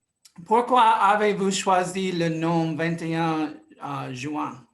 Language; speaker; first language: French; non-native, fluent; English